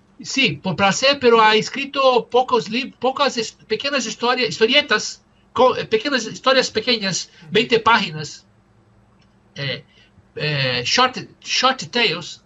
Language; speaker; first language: Spanish; non-native, fluent; Portuguese